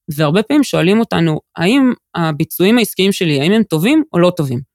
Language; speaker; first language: Hebrew; native; Hebrew